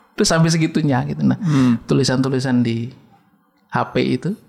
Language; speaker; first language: Indonesian; native; Indonesian